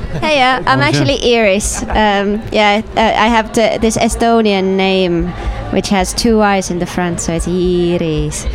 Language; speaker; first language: English; non-native, fluent; Estonian